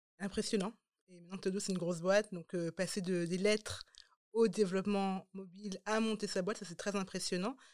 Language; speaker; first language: French; native; French